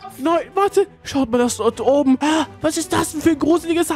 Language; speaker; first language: German; native; German